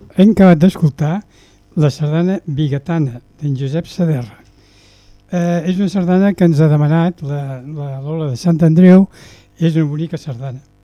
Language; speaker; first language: Catalan; native; Catalan